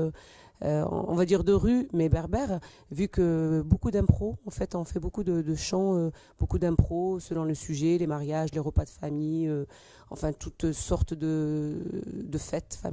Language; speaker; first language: French; native; French